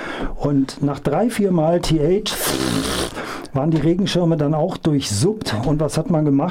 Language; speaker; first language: German; native; German